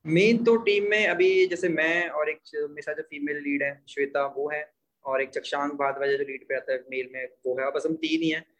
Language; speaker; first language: Hindi; native; Hindi